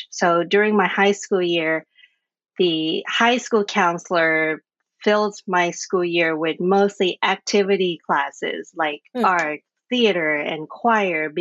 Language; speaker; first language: English; non-native, fluent; Thai